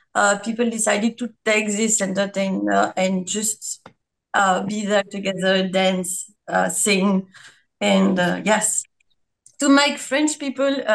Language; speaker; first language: English; non-native, fluent; French